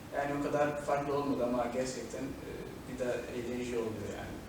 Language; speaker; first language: Turkish; non-native, fluent; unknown